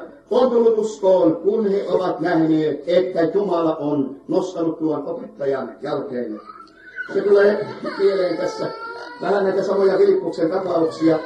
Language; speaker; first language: Finnish; native; Finnish